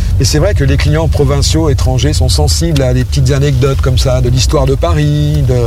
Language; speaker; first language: French; native; French